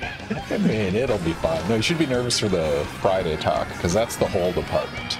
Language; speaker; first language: English; native; English